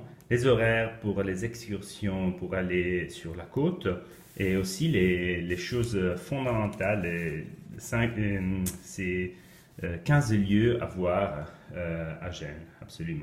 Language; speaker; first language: French; non-native, fluent; Italian